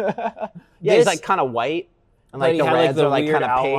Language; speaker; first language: English; native; English